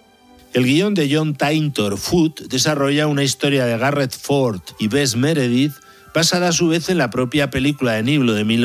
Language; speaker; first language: Spanish; native; Spanish